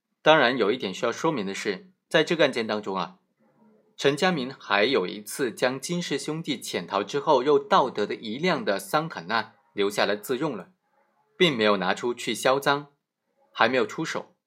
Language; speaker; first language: Chinese; native; Chinese